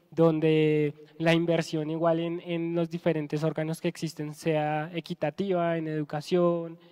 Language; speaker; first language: Spanish; native; Spanish